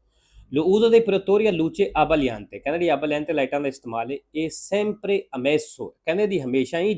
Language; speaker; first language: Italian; non-native, fluent; Punjabi